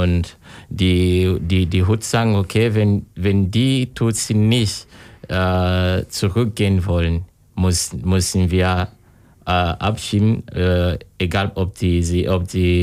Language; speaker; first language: German; non-native, learner; Kinyarwanda